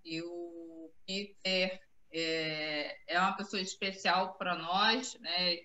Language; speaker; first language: Portuguese; native; Portuguese